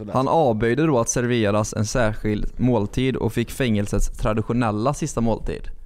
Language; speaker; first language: Swedish; native; Swedish